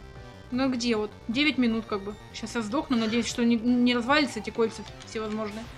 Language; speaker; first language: Russian; native; Russian